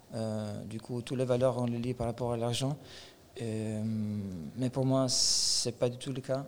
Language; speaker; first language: French; non-native, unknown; Albanian